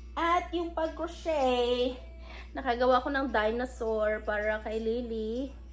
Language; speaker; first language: Filipino; non-native, local second language; Cebuano